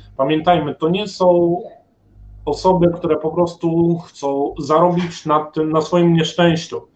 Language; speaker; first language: Polish; native; Polish